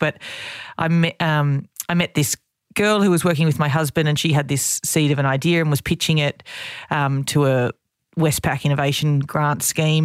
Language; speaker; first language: English; native; English